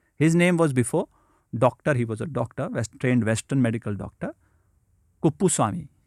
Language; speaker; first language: English; non-native, local second language; Hindi